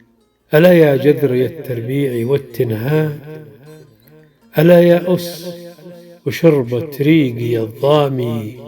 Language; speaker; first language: Arabic; native; Arabic